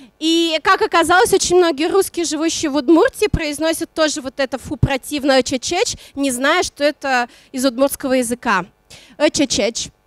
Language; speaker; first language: Russian; non-native, local second language; Udmurt